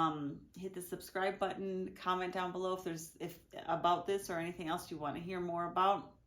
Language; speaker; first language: English; native; English